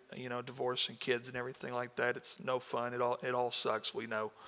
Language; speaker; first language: English; native; English